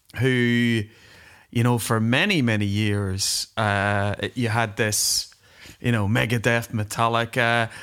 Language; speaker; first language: English; native; English